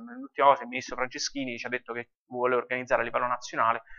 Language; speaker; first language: Italian; native; Italian